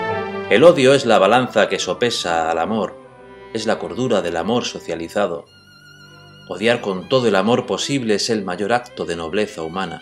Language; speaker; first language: Spanish; native; Spanish